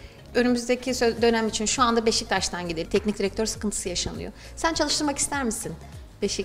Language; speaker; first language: Turkish; native; Turkish